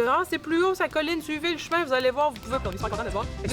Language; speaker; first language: French; native; French